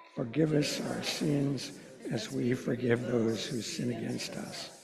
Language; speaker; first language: English; native; English